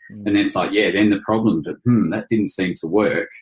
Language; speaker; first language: English; native; English